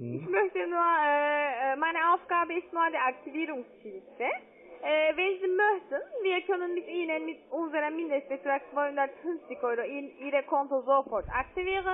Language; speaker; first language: German; non-native, learner; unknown